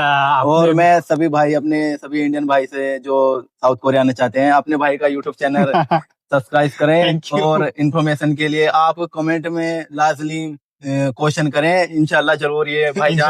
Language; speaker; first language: Hindi; native; Hindi